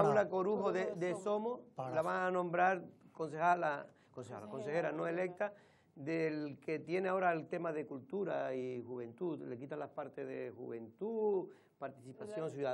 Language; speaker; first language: Spanish; native; Spanish